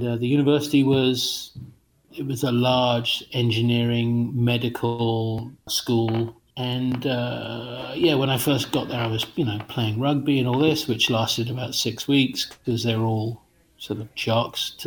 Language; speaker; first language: English; native; English